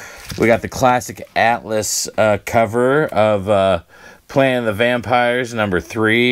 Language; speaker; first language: English; native; English